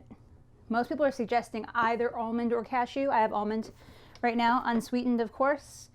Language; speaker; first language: English; native; English